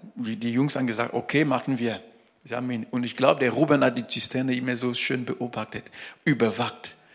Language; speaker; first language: German; non-native, fluent; French